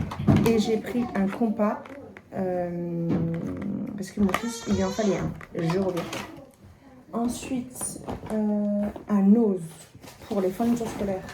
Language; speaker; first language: French; native; French